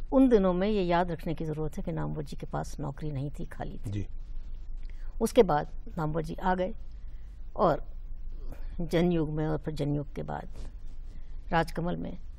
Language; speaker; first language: Hindi; native; Hindi